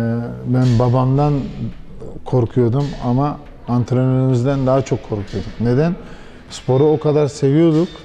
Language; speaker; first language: Turkish; early bilingual, heritage; Turkish